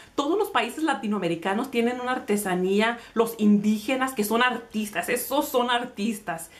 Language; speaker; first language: Spanish; early bilingual, heritage; Spanish